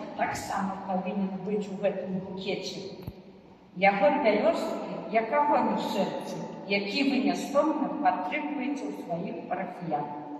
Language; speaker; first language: Belarusian; native; Belarusian